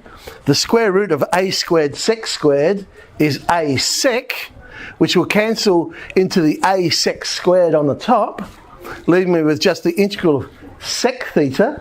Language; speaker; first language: English; native; English